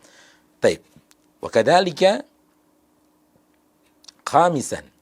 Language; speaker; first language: Arabic; non-native, fluent; Indonesian